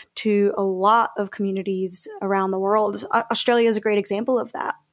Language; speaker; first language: English; early bilingual, other home language; Spanish